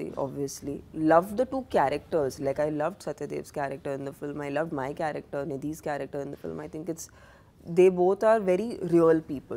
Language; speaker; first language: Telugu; non-native, local second language; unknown